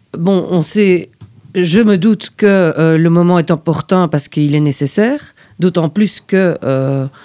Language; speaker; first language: French; native; French